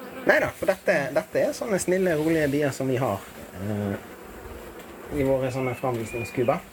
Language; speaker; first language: Norwegian; native; Norwegian